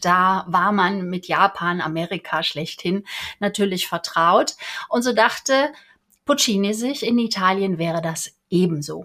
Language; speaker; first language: German; native; German